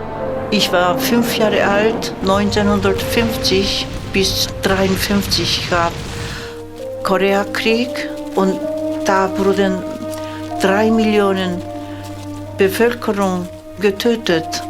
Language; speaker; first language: German; non-native, fluent; Korean